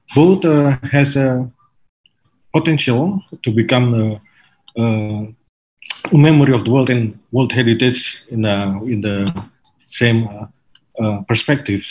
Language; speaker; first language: English; non-native, fluent; Indonesian